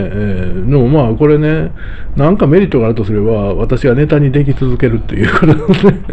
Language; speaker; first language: Japanese; native; Japanese